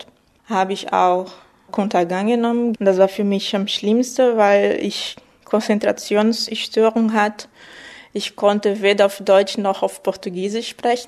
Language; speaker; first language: German; non-native, fluent; Portuguese